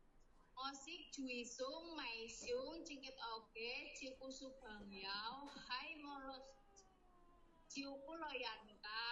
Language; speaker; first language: Cantonese; non-native, learner; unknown